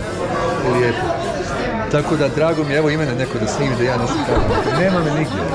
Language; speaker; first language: Croatian; native; Croatian